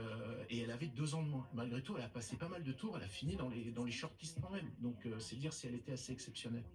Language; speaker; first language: French; native; French